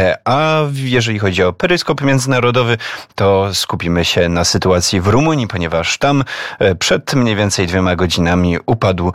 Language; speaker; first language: Polish; native; Polish